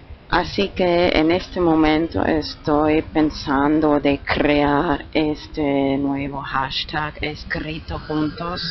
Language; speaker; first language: Spanish; non-native, learner; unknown